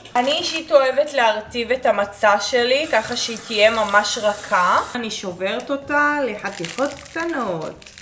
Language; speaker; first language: Hebrew; native; Hebrew